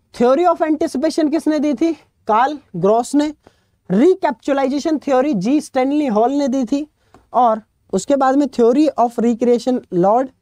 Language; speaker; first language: Hindi; native; Hindi